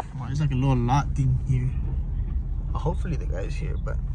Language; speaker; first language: English; early bilingual, other home language; Spanish